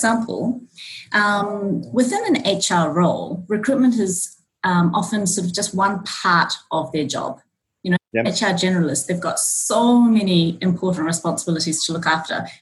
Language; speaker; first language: English; native; English